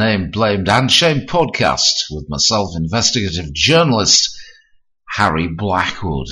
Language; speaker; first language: English; native; English